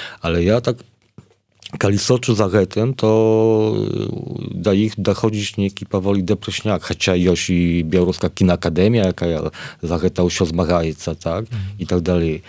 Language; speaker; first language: Polish; non-native, learner; Belarusian